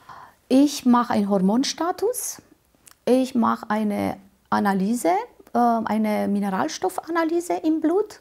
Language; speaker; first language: German; non-native, fluent; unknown